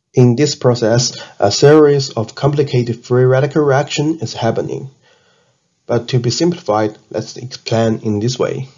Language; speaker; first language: English; non-native, learner; Chinese